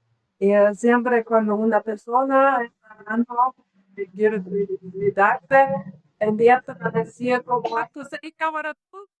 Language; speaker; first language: Spanish; non-native, learner; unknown